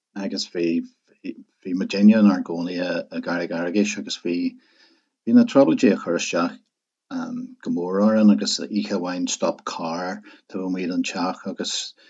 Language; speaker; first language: Irish; non-native, local second language; English